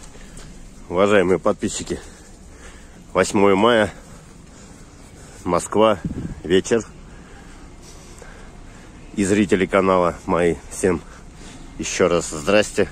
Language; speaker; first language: Russian; native; Russian